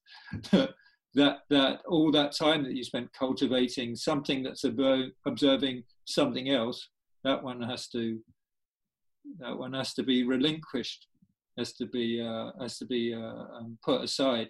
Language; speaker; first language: English; native; English